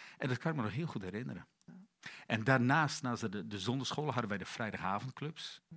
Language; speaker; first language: Dutch; native; Dutch